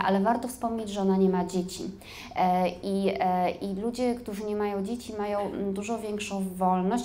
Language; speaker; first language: Polish; native; Polish